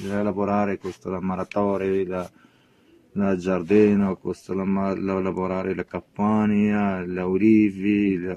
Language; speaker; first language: Italian; non-native, learner; Arabic